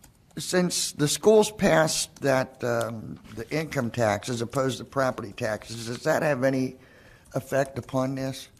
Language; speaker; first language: English; native; English